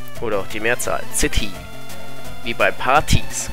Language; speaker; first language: German; native; German